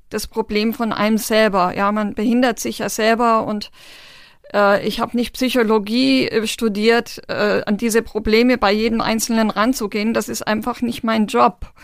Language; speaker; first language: German; non-native, local second language; Romany